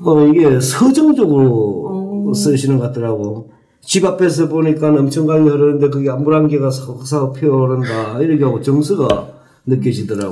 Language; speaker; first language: Korean; native; Korean